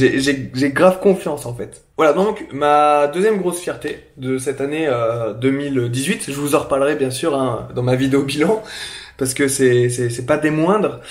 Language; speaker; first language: French; native; French